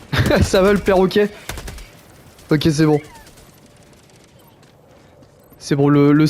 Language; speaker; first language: French; native; French